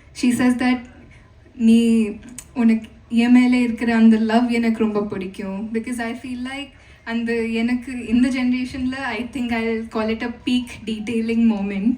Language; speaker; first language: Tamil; non-native, fluent; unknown